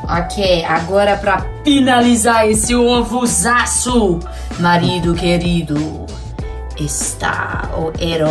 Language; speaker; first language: Portuguese; non-native, fluent; English